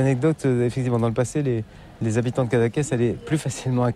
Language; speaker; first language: French; native; French